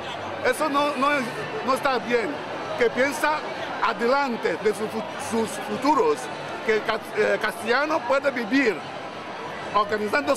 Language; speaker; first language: Spanish; non-native, learner; Igbo